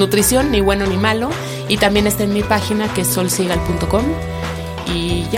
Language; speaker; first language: Spanish; native; Spanish